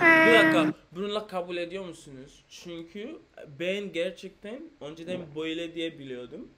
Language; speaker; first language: Turkish; non-native, fluent; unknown